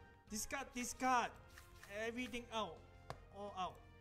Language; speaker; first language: English; non-native, local second language; Chinese